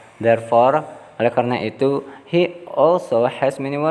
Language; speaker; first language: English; non-native, fluent; Indonesian